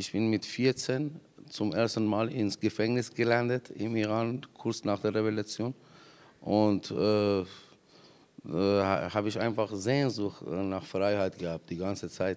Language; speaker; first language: German; non-native, fluent; Persian